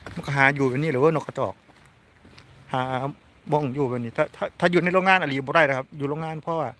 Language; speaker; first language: Thai; native; Thai